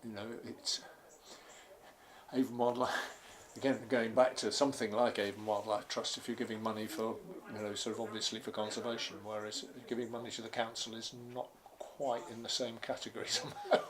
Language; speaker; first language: English; native; English